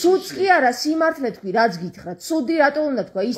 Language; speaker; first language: German; non-native, fluent; Georgian